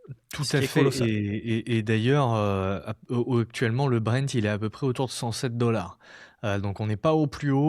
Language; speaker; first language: French; native; French